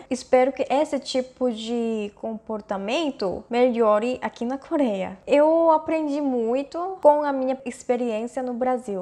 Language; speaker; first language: Portuguese; non-native, fluent; Korean